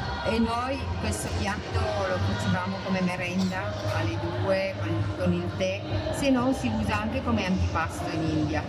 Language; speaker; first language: Italian; non-native, fluent; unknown